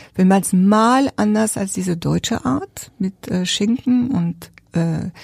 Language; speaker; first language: German; non-native, fluent; French